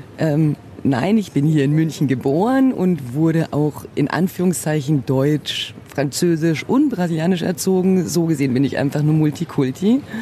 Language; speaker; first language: German; early bilingual, other home language; Portuguese